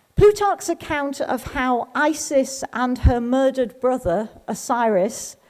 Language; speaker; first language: English; native; English